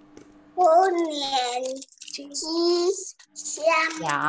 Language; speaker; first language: Chinese; non-native, learner; Indonesian